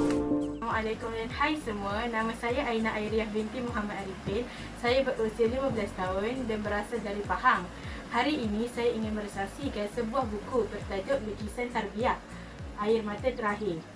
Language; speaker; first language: Malay; native; Malay